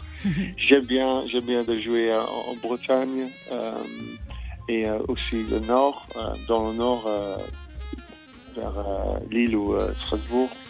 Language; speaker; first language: French; non-native, fluent; English